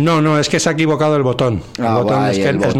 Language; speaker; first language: Spanish; native; Spanish